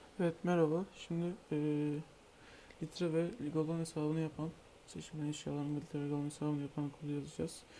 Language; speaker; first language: Turkish; native; Turkish